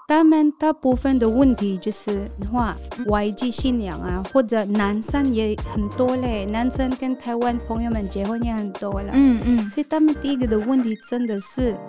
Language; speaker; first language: Chinese; non-native, fluent; Filipino